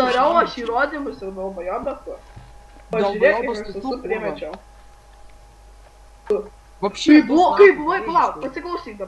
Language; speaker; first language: Lithuanian; native; Lithuanian